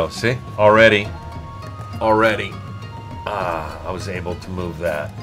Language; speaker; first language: English; native; English